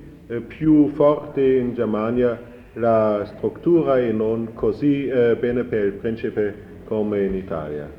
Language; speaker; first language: Italian; non-native, learner; German